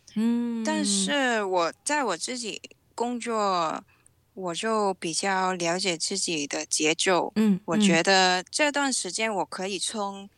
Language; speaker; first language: Chinese; non-native, local second language; Cantonese